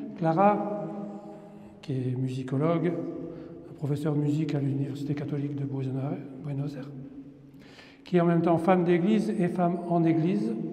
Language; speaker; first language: French; native; French